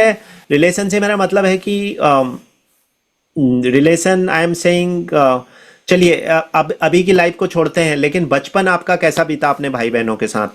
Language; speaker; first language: Hindi; native; Hindi